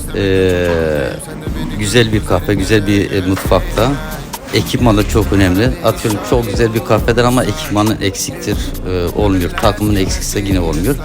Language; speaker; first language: Turkish; native; Turkish